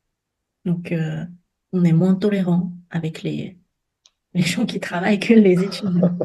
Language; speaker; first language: French; non-native, fluent; Chinese